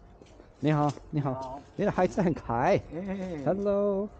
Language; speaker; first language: Chinese; non-native, learner; English